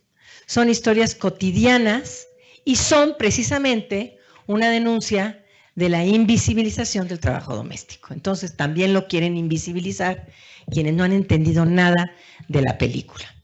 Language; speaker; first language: Spanish; native; Spanish